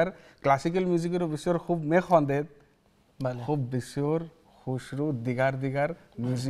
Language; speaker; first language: Persian; non-native, learner; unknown